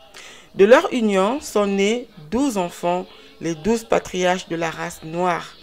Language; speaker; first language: French; non-native, local second language; Kongo